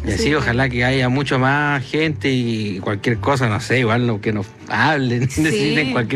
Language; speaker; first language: Spanish; native; Spanish